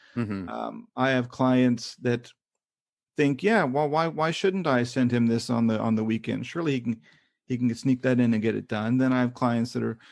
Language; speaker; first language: English; native; English